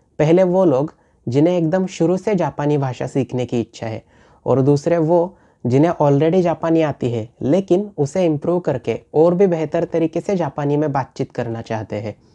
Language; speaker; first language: Hindi; non-native, local second language; Marathi